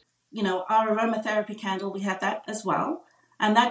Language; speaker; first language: English; native; English